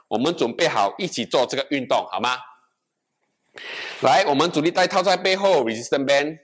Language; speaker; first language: Chinese; native; Chinese